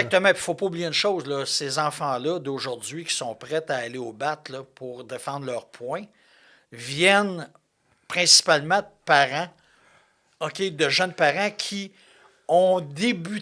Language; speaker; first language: French; native; French